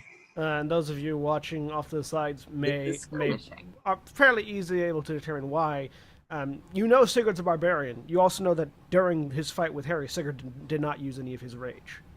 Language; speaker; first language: English; native; English